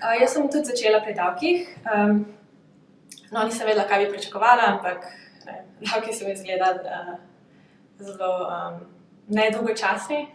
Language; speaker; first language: Slovenian; early bilingual, heritage; Slovenian